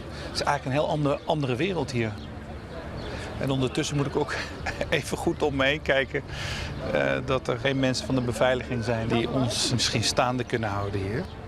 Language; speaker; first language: Dutch; native; Dutch